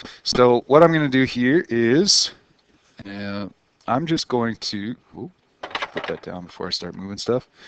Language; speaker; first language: English; native; English